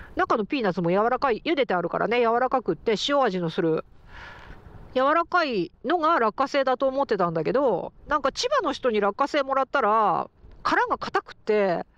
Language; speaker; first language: Japanese; native; Japanese